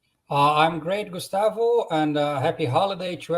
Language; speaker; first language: English; non-native, fluent; Portuguese